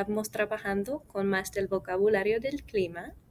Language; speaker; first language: Spanish; non-native, fluent; English